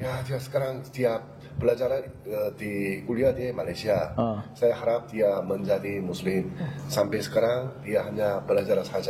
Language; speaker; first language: Indonesian; non-native, learner; Korean